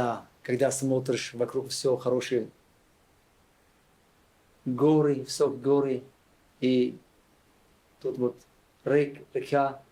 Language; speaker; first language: Russian; non-native, local second language; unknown